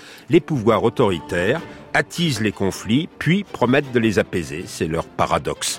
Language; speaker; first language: French; native; French